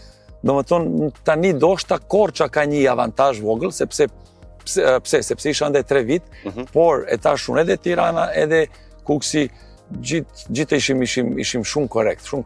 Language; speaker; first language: Albanian; non-native, learner; Serbian